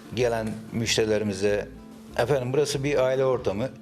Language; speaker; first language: Turkish; native; Turkish